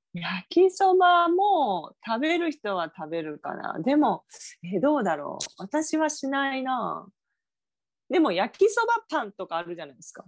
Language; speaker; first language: Japanese; native; Japanese